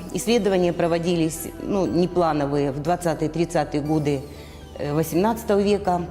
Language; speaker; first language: Russian; native; Russian